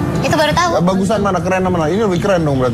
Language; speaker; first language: Indonesian; native; Indonesian